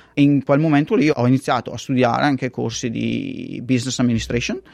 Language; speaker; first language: Italian; native; Italian